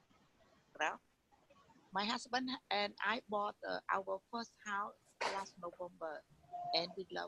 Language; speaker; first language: English; non-native, learner; Vietnamese